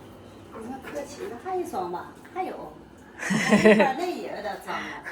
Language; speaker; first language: Chinese; native; Chinese